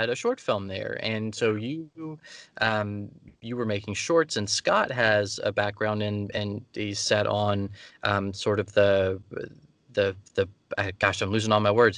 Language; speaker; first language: English; native; English